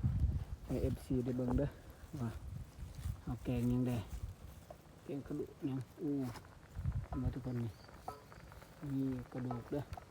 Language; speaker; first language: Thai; non-native, local second language; Northeastern Thai